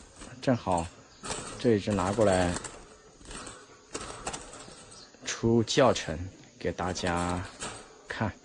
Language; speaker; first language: Chinese; native; Chinese